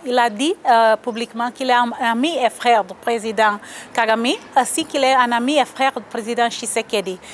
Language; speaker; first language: French; non-native, fluent; Portuguese